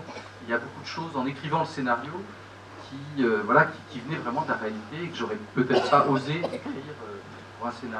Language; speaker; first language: French; native; French